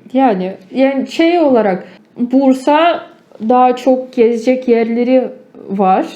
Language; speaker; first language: Turkish; non-native, fluent; Ukrainian